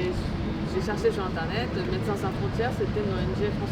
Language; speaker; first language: French; non-native, fluent; Japanese